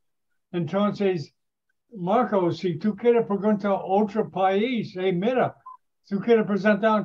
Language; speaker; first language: Spanish; non-native, learner; English